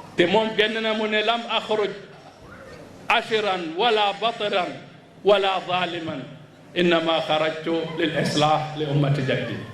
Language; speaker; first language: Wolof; non-native, local second language; Fula